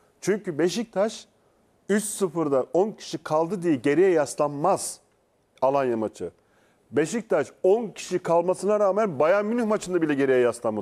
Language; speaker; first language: Turkish; native; Turkish